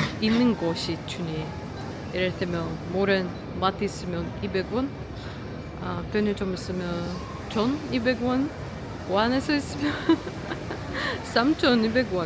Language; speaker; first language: Korean; non-native, learner; Russian